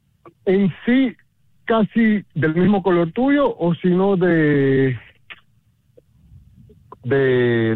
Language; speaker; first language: Spanish; non-native, fluent; Papiamento